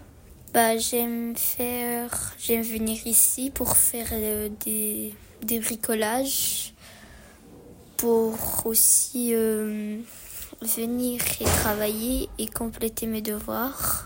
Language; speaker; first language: French; early bilingual, other home language; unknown